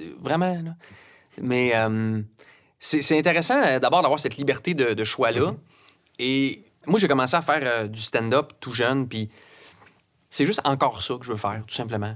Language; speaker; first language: French; native; French